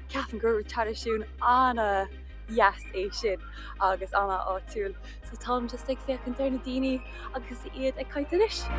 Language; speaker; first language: Irish; native; Irish